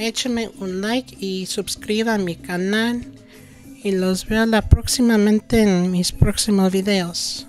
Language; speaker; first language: Spanish; early bilingual, heritage; Spanish